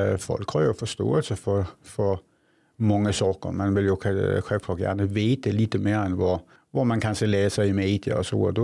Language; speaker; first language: Swedish; non-native, fluent; Danish